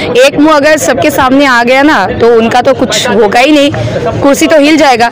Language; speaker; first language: Hindi; non-native, local second language; Assamese